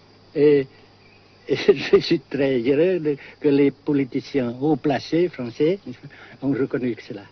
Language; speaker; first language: French; non-native, local second language; Vietnamese